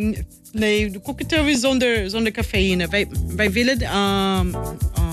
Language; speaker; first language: Dutch; non-native, learner; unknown